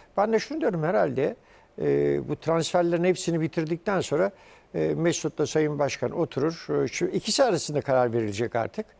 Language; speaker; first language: Turkish; early bilingual, heritage; Turkish